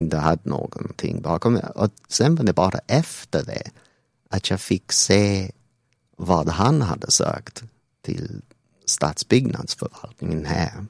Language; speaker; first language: Swedish; non-native, fluent; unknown